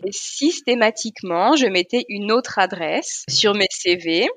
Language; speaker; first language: French; native; French